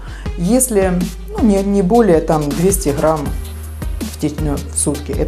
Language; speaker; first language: Russian; native; Russian